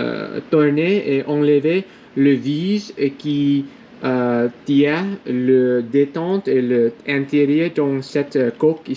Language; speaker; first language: French; non-native, learner; English